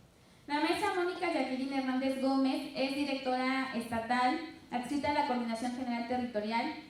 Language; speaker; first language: Spanish; native; Spanish